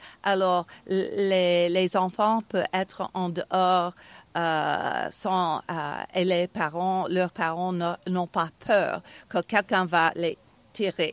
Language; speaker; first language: French; non-native, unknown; English